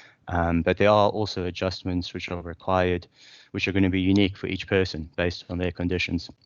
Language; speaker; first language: English; native; English